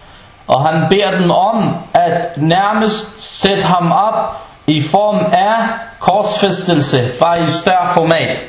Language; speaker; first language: Danish; early bilingual, other home language; Arabic